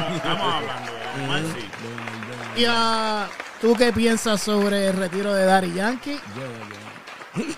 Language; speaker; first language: Spanish; native; Spanish